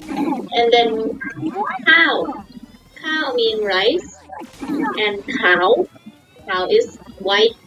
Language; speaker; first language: English; non-native, fluent; Thai